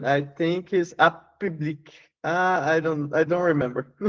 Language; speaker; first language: English; non-native, learner; Portuguese